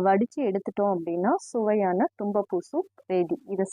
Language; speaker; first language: Tamil; native; Tamil